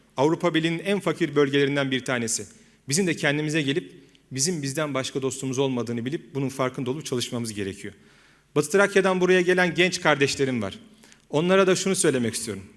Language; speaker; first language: Turkish; native; Turkish